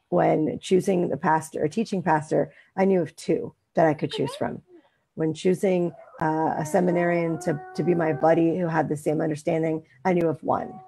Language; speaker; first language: English; native; English